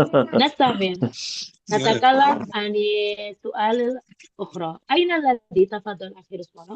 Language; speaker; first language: Arabic; non-native, fluent; Indonesian